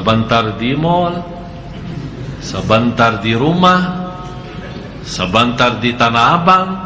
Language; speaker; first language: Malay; non-native, fluent; Arabic